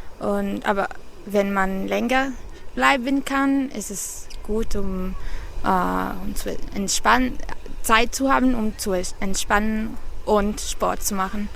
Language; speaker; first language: German; non-native, fluent; Italian